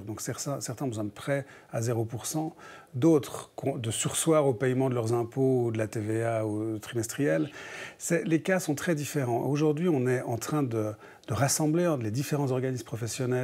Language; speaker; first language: French; native; French